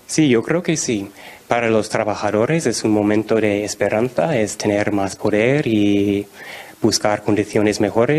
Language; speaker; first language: Spanish; non-native, fluent; English